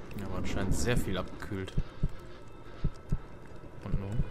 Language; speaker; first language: German; native; German